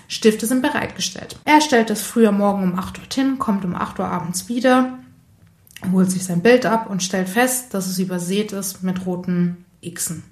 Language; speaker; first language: German; early bilingual, other home language; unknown